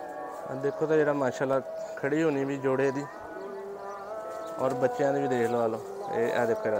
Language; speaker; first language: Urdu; non-native, local second language; Punjabi